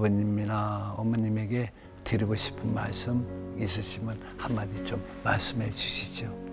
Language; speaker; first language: Korean; native; Korean